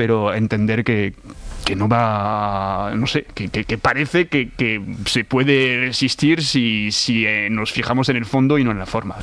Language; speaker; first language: Spanish; non-native, fluent; French